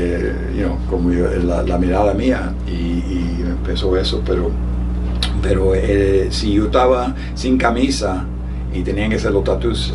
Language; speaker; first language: Spanish; early bilingual, heritage; Spanish